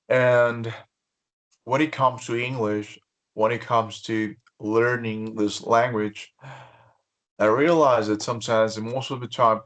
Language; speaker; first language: English; non-native, fluent; Spanish